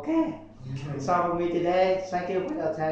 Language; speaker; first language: English; non-native, learner; Vietnamese